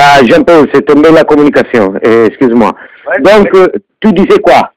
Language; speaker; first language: French; non-native, learner; Italian